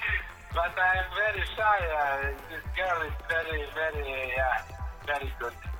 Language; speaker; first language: English; non-native, learner; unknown